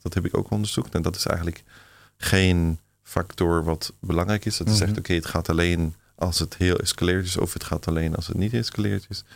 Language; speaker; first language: Dutch; non-native, fluent; German